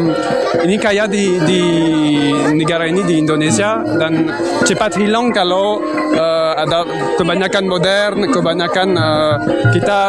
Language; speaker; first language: Indonesian; non-native, fluent; French